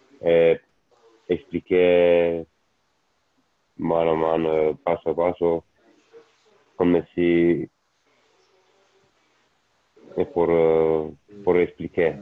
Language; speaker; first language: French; non-native, learner; Italian